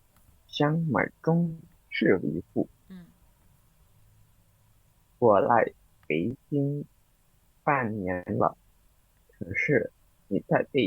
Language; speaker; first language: Chinese; non-native, learner; Indonesian